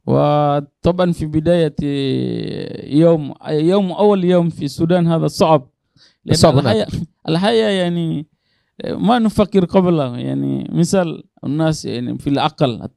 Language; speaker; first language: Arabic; non-native, learner; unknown